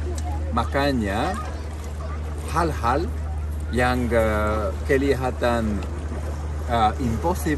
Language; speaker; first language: Indonesian; non-native, fluent; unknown